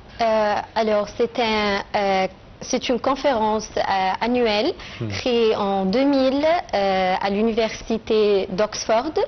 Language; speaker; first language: French; non-native, fluent; Arabic